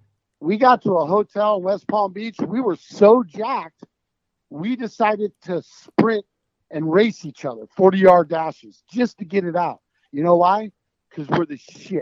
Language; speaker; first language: English; native; English